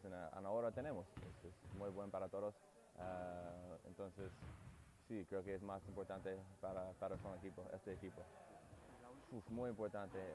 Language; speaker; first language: Spanish; non-native, learner; English